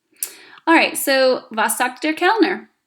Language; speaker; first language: German; non-native, fluent; English